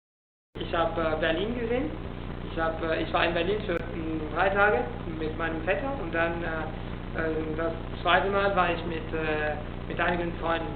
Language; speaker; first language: German; non-native, fluent; Italian